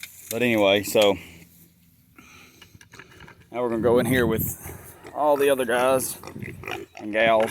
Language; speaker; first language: English; native; English